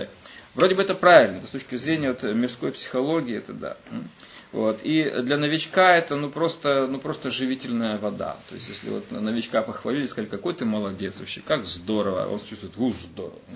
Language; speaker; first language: Russian; native; Russian